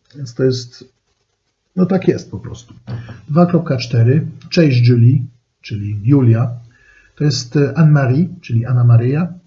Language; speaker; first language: Polish; non-native, fluent; French